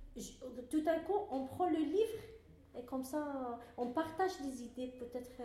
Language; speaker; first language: French; non-native, learner; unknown